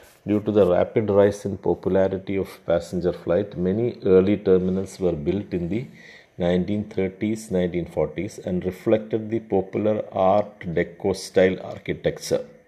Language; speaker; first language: English; non-native, local second language; Malayalam